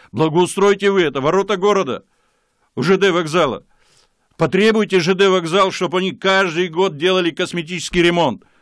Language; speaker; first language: Russian; native; Russian